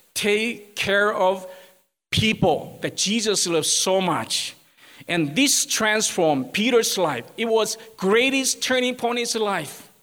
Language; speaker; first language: English; non-native, fluent; Korean